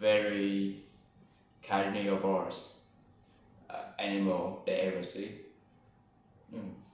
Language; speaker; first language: English; non-native, learner; Vietnamese